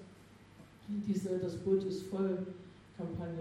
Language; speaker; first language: German; native; German